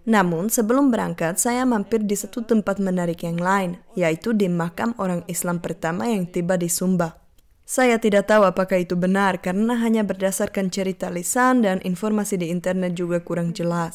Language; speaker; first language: Indonesian; non-native, fluent; Czech